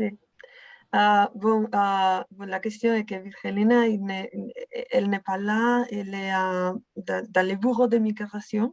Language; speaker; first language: French; non-native, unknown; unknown